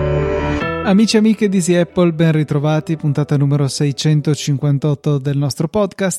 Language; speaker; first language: Italian; native; Italian